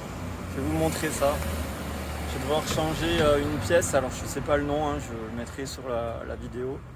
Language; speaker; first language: French; native; French